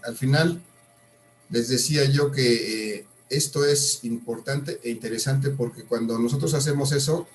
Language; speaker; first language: Spanish; native; Spanish